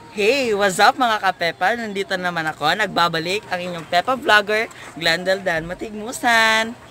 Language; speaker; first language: Filipino; non-native, local second language; Cebuano